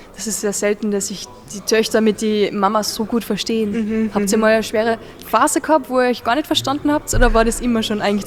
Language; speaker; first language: German; native; German